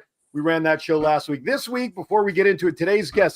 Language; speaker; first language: English; native; English